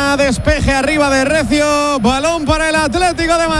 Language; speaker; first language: Spanish; native; Spanish